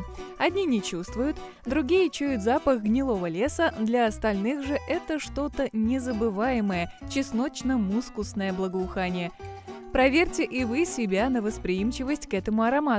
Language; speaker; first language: Russian; native; Russian